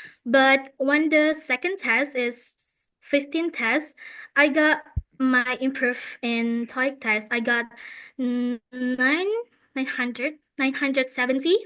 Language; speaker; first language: English; non-native, fluent; Indonesian